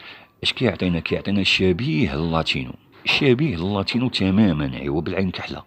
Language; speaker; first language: Arabic; native; Arabic